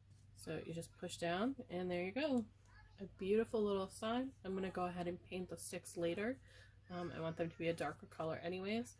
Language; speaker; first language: English; native; English